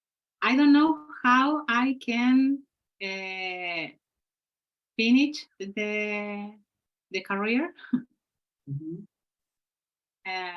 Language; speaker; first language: English; non-native, learner; Spanish